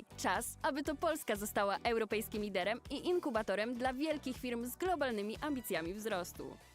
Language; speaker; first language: Polish; native; Polish